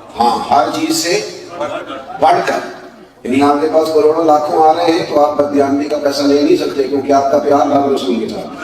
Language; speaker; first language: Urdu; non-native, local second language; Punjabi